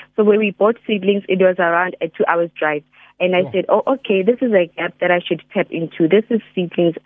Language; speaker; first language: English; non-native, local second language; Northern Sotho